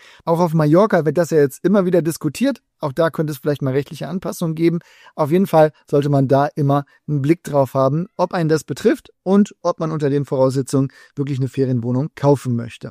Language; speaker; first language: German; native; German